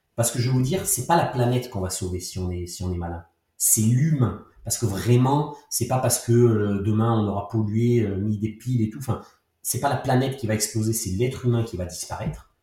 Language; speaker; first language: French; native; French